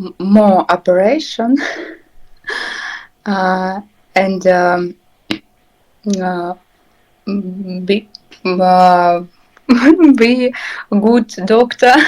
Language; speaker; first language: English; non-native, learner; Russian